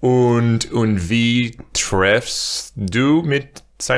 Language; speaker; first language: German; non-native, learner; English